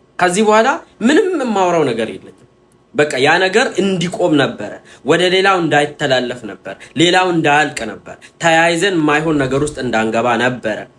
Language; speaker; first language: Amharic; non-native, local second language; Oromo